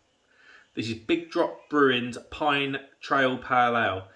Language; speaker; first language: English; native; English